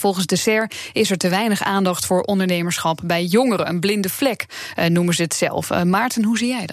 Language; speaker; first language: Dutch; native; Dutch